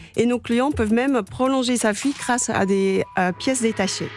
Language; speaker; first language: French; non-native, fluent; Dutch